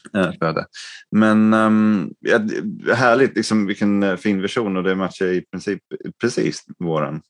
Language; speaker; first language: Swedish; non-native, fluent; English